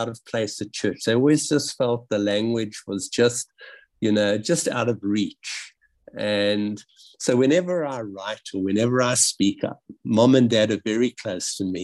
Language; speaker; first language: English; native; English